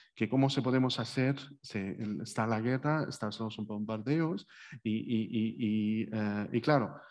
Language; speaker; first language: Spanish; non-native, fluent; Arabic